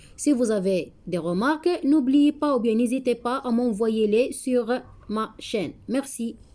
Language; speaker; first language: French; non-native, local second language; Arabic